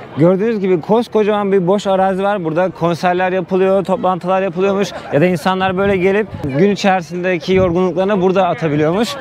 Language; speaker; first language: Turkish; native; Turkish